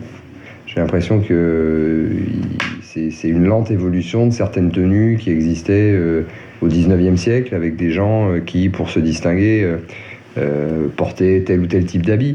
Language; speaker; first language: French; native; French